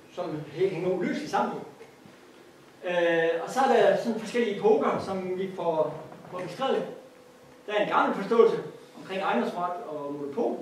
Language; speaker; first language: Danish; native; Danish